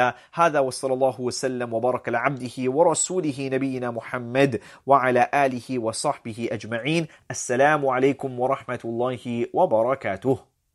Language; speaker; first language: Arabic; non-native, fluent; English